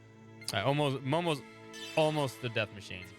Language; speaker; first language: English; native; English